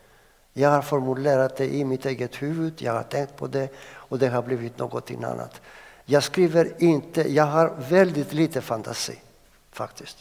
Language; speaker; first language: Swedish; non-native, fluent; Greek